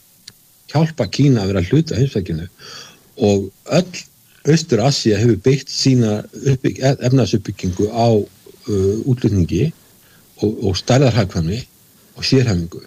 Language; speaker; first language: Icelandic; native; Icelandic